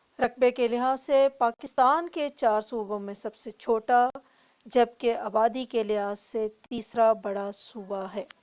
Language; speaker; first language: Urdu; non-native, local second language; Northern Hindko